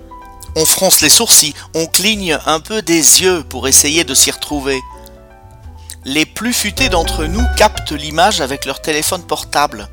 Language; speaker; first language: French; native; French